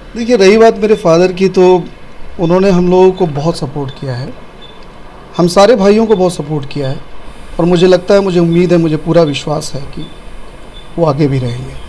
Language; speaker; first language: Hindi; non-native, local second language; Bhojpuri